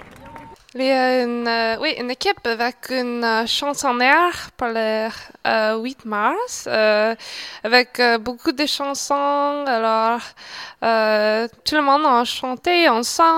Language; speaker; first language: French; non-native, learner; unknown